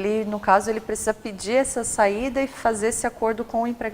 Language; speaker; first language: Portuguese; native; Portuguese